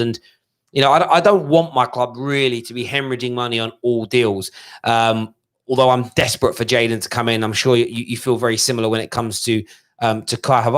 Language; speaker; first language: English; native; English